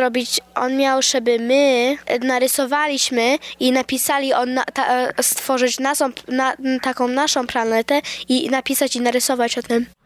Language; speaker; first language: Polish; early bilingual, heritage; Polish